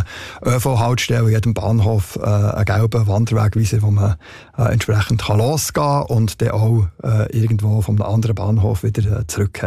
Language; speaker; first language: German; native; German